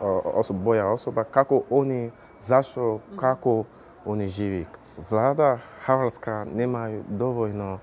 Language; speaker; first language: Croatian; non-native, learner; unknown